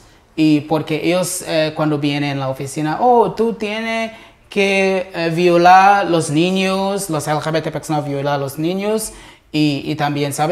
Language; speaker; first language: Spanish; non-native, learner; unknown